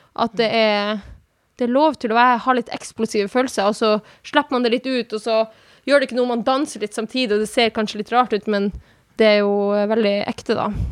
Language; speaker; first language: Norwegian; non-native, local second language; Northern Sami